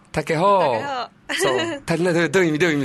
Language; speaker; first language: Japanese; native; Japanese